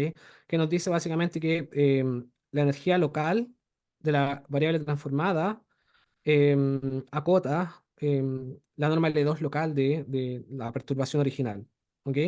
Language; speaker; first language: Spanish; native; Spanish